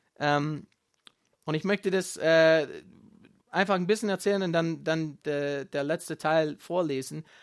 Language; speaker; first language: German; non-native, fluent; Afrikaans